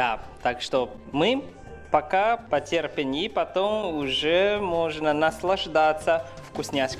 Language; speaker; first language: Russian; non-native, fluent; Chinese